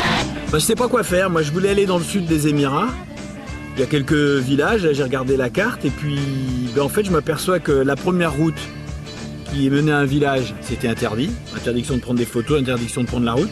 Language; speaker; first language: French; native; French